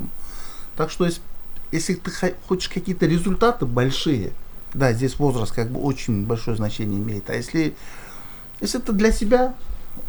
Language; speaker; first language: Russian; non-native, local second language; Kyrgyz